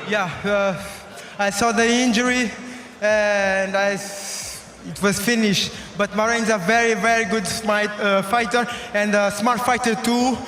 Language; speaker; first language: English; non-native, learner; French